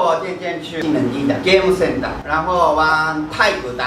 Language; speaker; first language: Chinese; non-native, fluent; Japanese